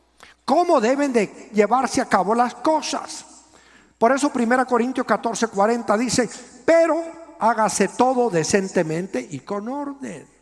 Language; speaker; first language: Spanish; native; Spanish